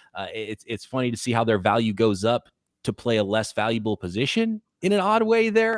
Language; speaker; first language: English; native; English